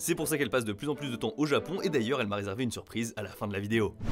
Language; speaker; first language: French; native; French